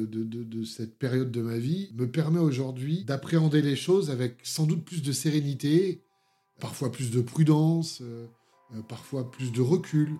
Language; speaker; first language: French; native; French